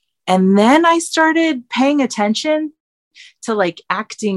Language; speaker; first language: English; native; English